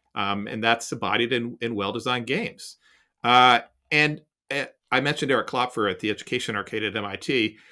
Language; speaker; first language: English; native; English